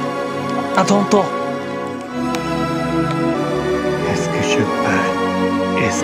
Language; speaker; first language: French; non-native, learner; English